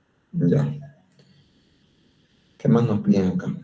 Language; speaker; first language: Spanish; native; Spanish